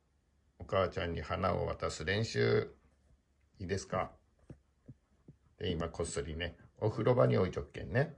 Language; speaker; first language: Japanese; native; Japanese